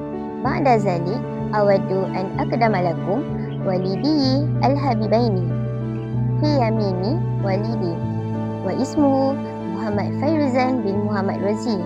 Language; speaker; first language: Arabic; non-native, learner; Malay